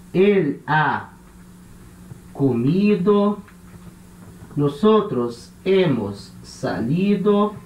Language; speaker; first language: Spanish; non-native, fluent; Portuguese